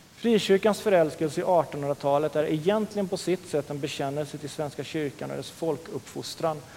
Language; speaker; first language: Swedish; native; Swedish